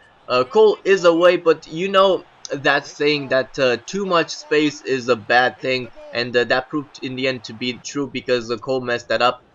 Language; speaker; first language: English; native; English